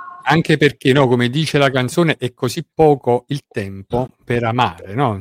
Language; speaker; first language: Italian; native; Italian